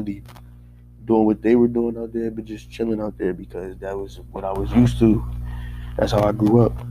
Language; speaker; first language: English; native; English